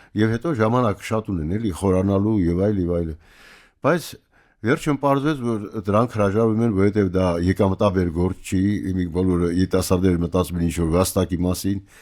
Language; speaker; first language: Armenian; native; Armenian